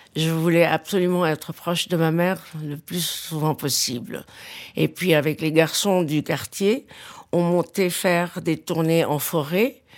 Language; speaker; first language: French; non-native, local second language; Arabic